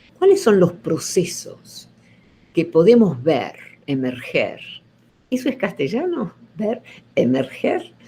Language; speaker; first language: Spanish; early bilingual, other home language; Dutch